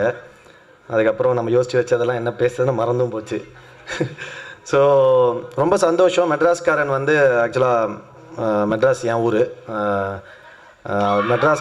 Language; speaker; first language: Tamil; native; Tamil